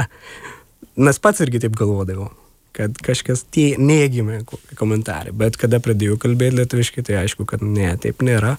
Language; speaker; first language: Lithuanian; non-native, fluent; Urdu